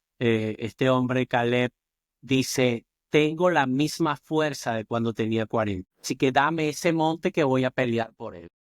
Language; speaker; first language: Spanish; native; Spanish